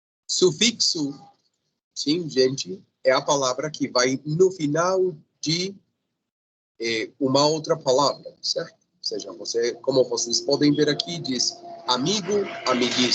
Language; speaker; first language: Portuguese; non-native, fluent; Spanish